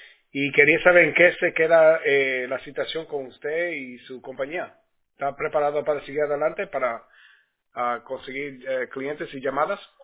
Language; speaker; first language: Spanish; early bilingual, heritage; Spanish